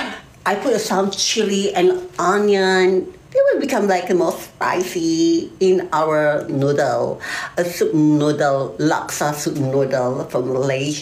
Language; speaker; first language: English; non-native, learner; Malay